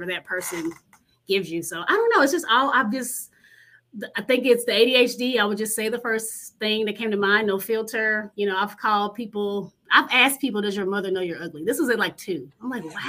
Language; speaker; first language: English; native; English